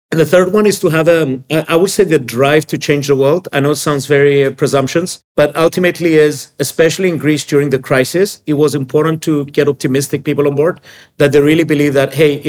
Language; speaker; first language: English; early bilingual, other home language; Greek